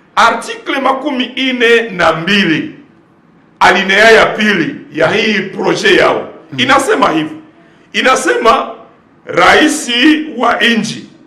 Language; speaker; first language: Swahili; native; Swahili